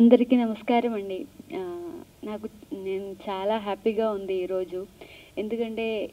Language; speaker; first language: Telugu; non-native, learner; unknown